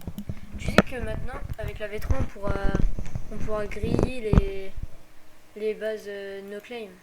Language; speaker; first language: French; native; French